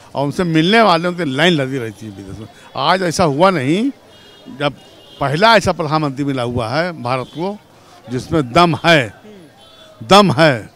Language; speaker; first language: Hindi; native; Hindi